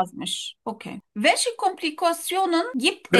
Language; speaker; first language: German; non-native, learner; Turkish